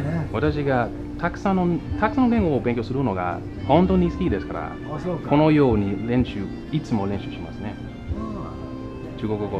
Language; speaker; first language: Japanese; non-native, learner; English